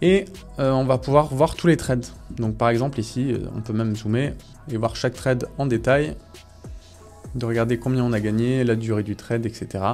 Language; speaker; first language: French; native; French